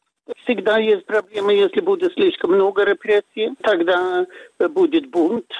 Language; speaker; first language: Russian; non-native, fluent; Swedish